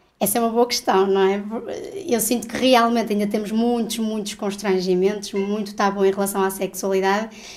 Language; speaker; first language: Portuguese; native; Portuguese